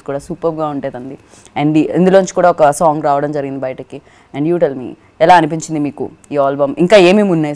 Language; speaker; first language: Telugu; native; Telugu